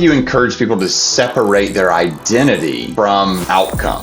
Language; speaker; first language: English; native; English